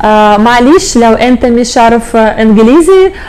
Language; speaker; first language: Arabic; non-native, learner; Russian